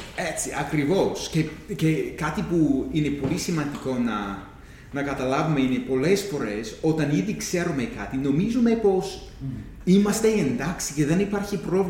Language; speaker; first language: Greek; non-native, fluent; English